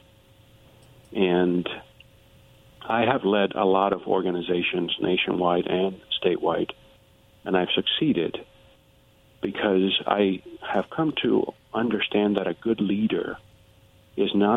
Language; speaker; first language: English; early bilingual, other home language; Spanish